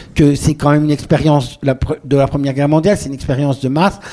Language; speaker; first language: French; native; French